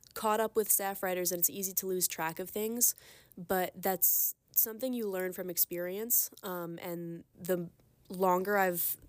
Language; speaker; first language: English; native; English